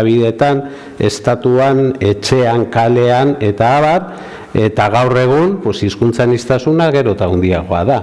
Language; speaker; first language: Basque; native; Basque